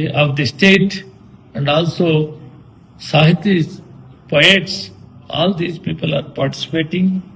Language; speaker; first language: English; non-native, local second language; Kannada